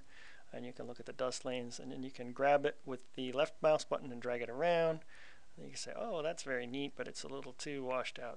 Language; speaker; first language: English; native; English